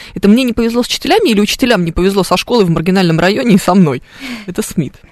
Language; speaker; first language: Russian; native; Russian